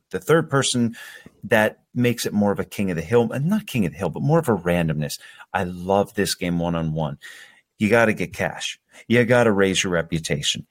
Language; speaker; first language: English; native; English